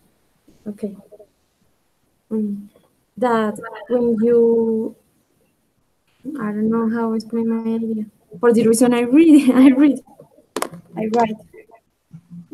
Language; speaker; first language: English; non-native, learner; Spanish